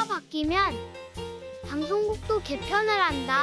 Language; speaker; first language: Korean; native; Korean